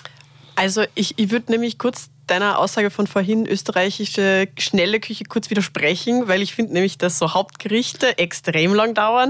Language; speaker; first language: German; native; German